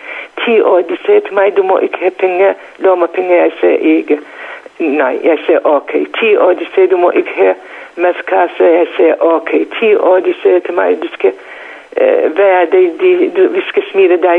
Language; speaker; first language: Danish; non-native, learner; Central Kurdish